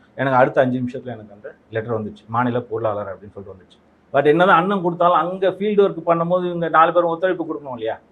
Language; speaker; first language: Tamil; non-native, local second language; Telugu